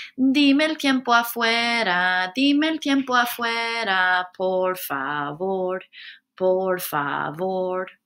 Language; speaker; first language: Spanish; non-native, fluent; English